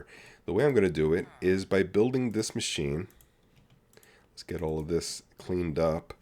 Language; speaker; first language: English; native; English